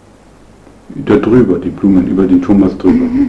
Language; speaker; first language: German; native; German